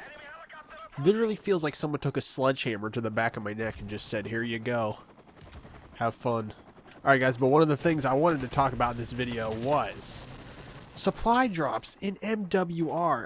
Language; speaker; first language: English; native; English